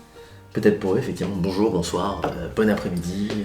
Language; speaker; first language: French; native; French